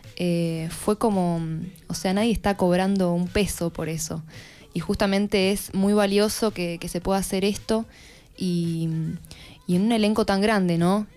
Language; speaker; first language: Spanish; native; Spanish